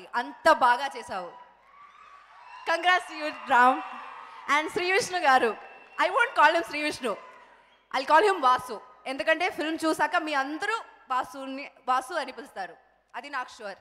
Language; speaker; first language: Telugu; non-native, local second language; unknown